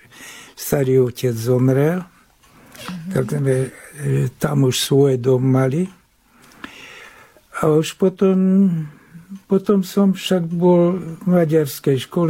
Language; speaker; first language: Slovak; early bilingual, heritage; Hungarian